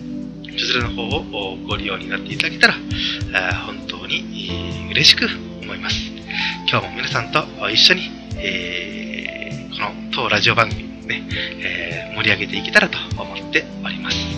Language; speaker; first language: Japanese; native; Japanese